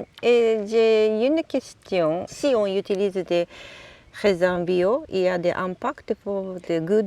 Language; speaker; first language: French; non-native, learner; Japanese